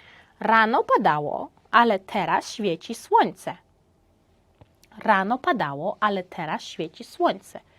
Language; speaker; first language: Polish; non-native, fluent; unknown